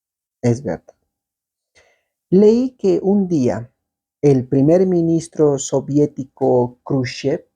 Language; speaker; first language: Spanish; native; Spanish